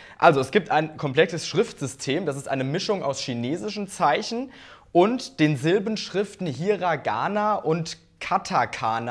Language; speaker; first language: German; native; German